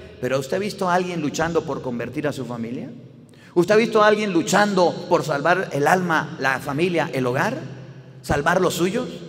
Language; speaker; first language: Spanish; native; Spanish